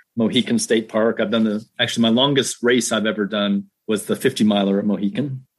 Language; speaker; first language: English; native; English